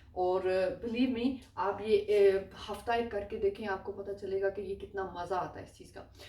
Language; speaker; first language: Urdu; non-native, local second language; Punjabi